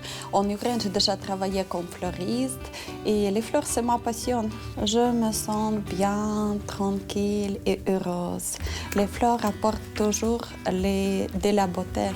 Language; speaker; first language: French; non-native, learner; Ukrainian